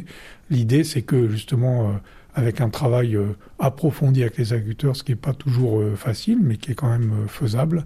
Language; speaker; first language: French; native; French